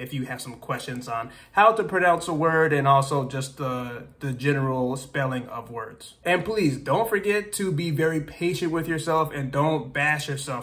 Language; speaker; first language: English; native; English